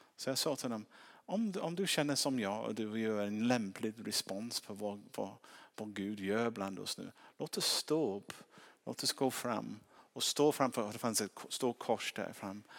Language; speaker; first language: Swedish; non-native, fluent; English